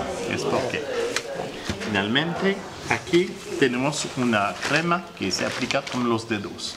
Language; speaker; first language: Spanish; non-native, learner; French